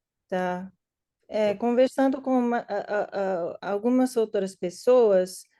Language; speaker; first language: Portuguese; non-native, learner; English